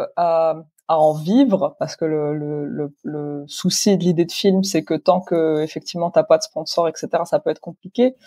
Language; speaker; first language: French; non-native, local second language; Arabic